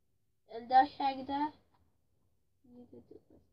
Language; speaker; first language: Dutch; early bilingual, other home language; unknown